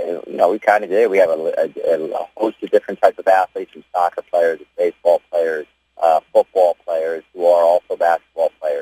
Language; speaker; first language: English; native; English